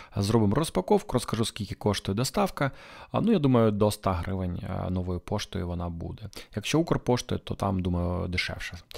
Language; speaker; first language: Ukrainian; non-native, local second language; Russian